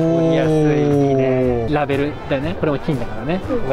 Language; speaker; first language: Japanese; native; Japanese